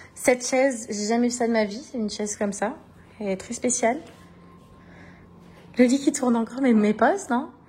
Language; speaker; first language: French; native; French